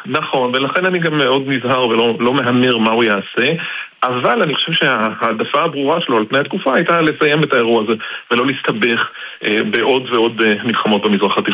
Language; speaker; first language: Hebrew; native; Hebrew